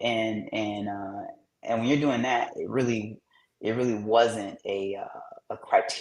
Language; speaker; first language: English; native; English